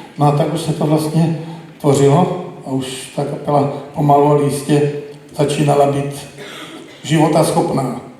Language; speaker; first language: Czech; native; Czech